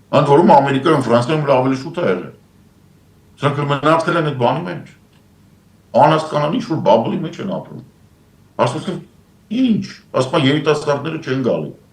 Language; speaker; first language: Armenian; native; Armenian